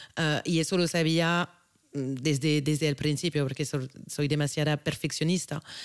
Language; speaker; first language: Spanish; non-native, fluent; French